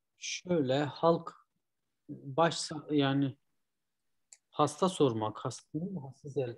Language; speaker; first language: Turkish; native; Turkish